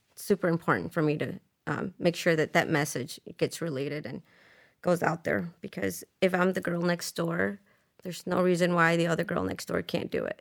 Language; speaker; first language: English; early bilingual, other home language; Spanish